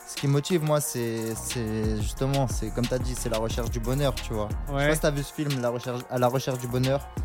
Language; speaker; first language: French; native; French